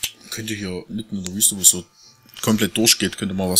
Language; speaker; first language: German; native; German